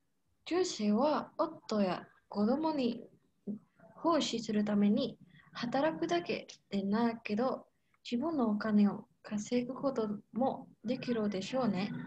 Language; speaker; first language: Japanese; non-native, learner; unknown